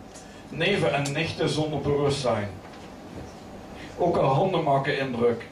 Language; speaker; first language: Dutch; native; Dutch